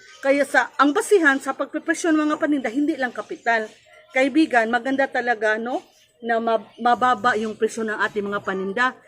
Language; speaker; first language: Filipino; non-native, local second language; Cebuano